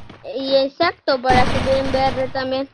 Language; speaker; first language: Spanish; native; Spanish